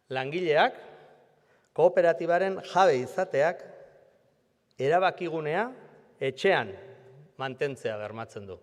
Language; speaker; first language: Basque; native; Basque